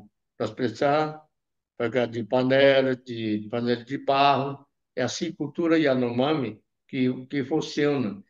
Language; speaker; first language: Portuguese; non-native, local second language; Yanomámi